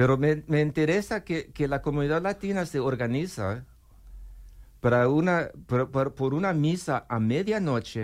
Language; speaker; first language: Spanish; non-native, learner; English